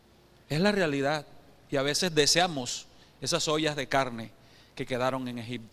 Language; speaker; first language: Spanish; native; Spanish